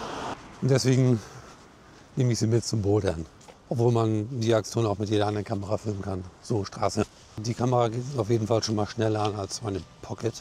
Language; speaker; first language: German; native; German